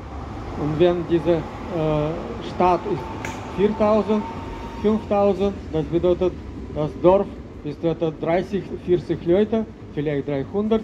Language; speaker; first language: German; non-native, learner; Russian